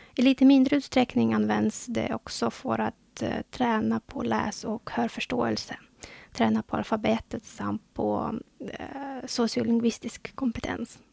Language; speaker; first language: Swedish; non-native, fluent; Russian